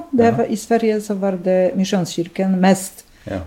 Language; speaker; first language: Norwegian; non-native, fluent; Polish